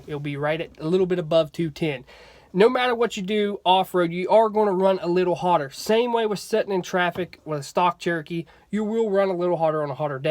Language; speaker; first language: English; native; English